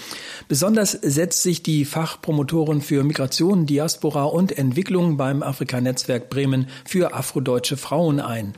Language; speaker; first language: German; native; German